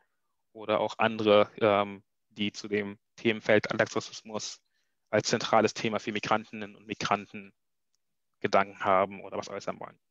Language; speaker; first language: German; native; German